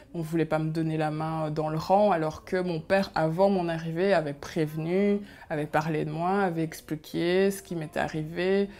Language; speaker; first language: French; early bilingual, other home language; Kinyarwanda